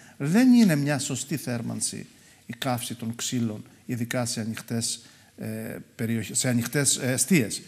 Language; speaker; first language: Greek; native; Greek